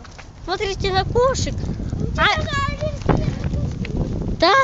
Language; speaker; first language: Russian; non-native, local second language; Kazakh